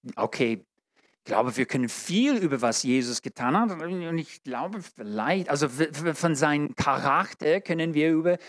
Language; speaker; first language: German; non-native, learner; English